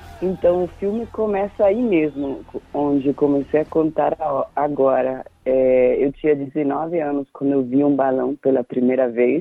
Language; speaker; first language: Portuguese; non-native, fluent; Danish